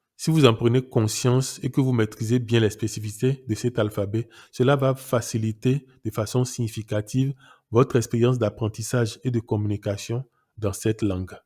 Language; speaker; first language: French; non-native, local second language; Yoruba